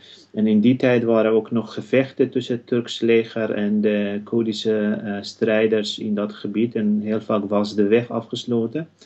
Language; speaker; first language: Dutch; non-native, fluent; Kurdish